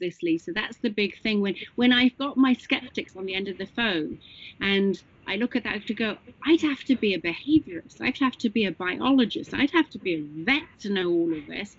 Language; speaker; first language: English; native; English